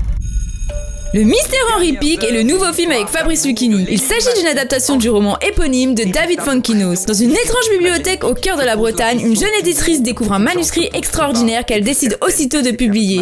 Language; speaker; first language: French; native; French